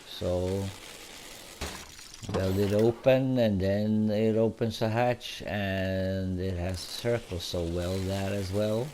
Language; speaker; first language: English; non-native, fluent; Swedish